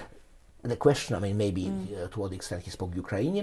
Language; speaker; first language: English; non-native, fluent; Polish